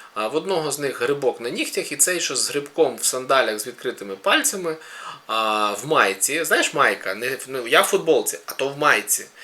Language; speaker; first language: Ukrainian; native; Ukrainian